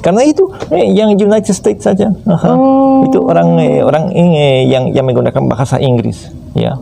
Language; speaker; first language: Indonesian; non-native, fluent; Spanish